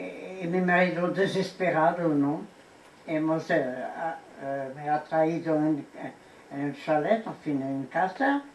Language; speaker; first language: Spanish; non-native, fluent; French